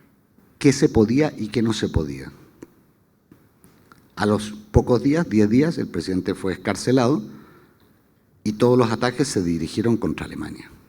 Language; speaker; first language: Spanish; native; Spanish